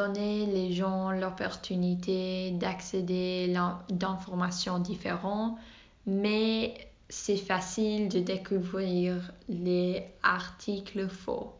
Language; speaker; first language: French; non-native, learner; English